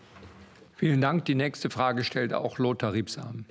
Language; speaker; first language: German; native; German